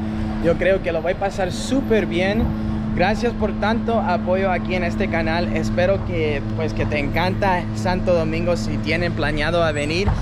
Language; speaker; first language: Spanish; non-native, fluent; English